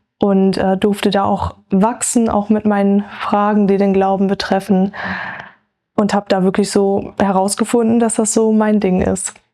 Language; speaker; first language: German; native; German